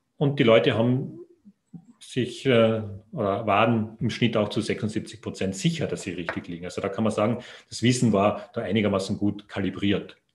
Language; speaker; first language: German; native; German